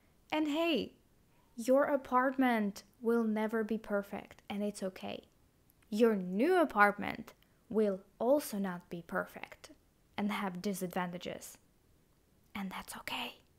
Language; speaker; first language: English; non-native, fluent; Ukrainian